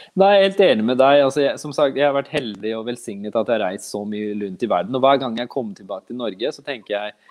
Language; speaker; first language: Norwegian; early bilingual, other home language; Urdu